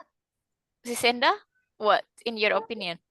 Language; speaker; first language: English; non-native, fluent; Indonesian